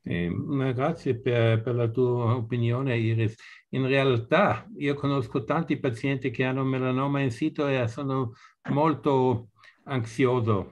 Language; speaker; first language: Italian; non-native, fluent; German